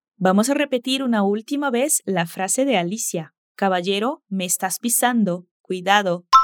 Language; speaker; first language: Spanish; non-native, fluent; Portuguese